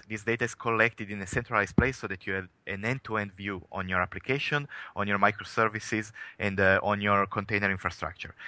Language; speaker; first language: English; non-native, fluent; Italian